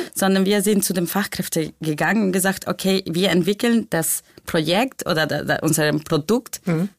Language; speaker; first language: German; non-native, fluent; Spanish